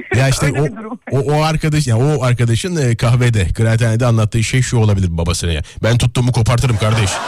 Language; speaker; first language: Turkish; native; Turkish